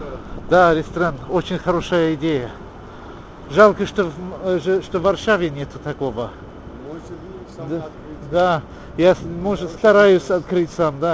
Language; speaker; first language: Russian; non-native, learner; English